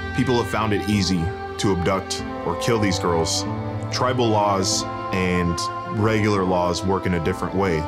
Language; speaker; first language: English; native; English